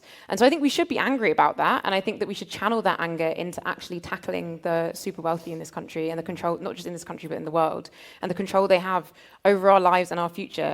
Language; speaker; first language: English; native; English